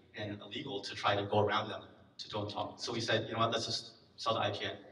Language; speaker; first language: English; native; English